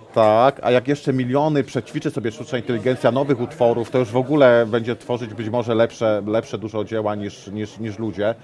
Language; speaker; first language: Polish; native; Polish